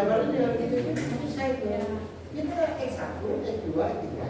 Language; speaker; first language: Indonesian; native; Indonesian